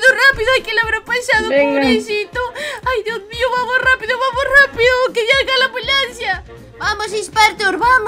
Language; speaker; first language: Spanish; native; Spanish